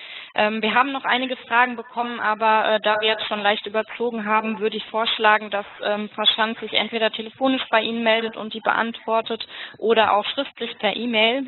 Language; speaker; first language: German; native; German